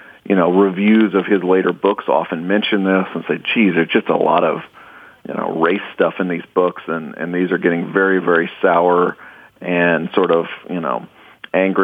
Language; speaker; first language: English; native; English